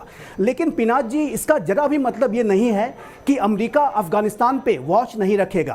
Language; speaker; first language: Hindi; native; Hindi